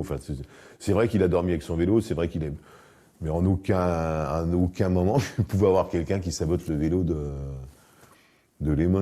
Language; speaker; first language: French; native; French